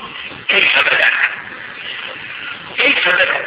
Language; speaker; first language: Arabic; native; Arabic